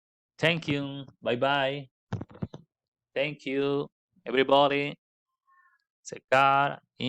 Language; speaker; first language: English; non-native, learner; Spanish